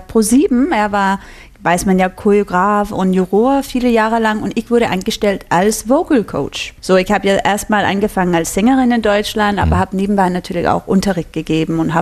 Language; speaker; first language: German; non-native, fluent; Danish